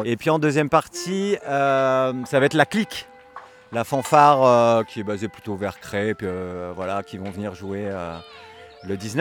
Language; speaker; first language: French; native; French